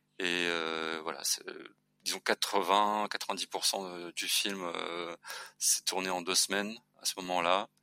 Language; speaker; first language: French; native; French